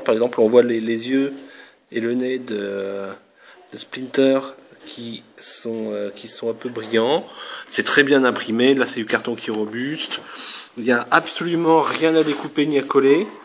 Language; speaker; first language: French; native; French